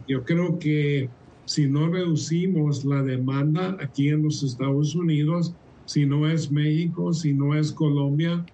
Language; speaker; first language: Spanish; early bilingual, heritage; Spanish